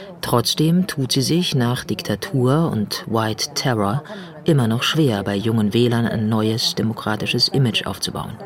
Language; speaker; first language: German; native; German